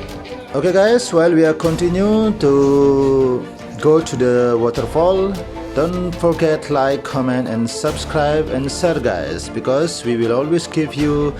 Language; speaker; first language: English; non-native, local second language; Indonesian